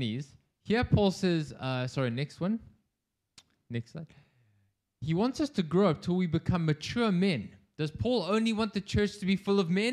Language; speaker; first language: English; native; English